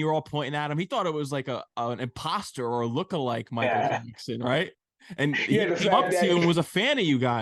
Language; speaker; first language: English; native; English